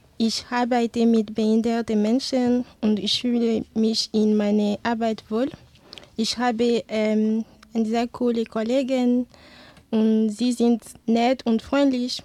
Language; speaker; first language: German; non-native, learner; French